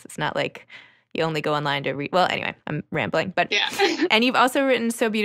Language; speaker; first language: English; native; English